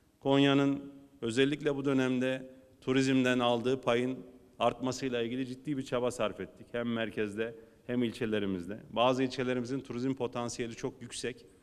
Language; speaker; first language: Turkish; native; Turkish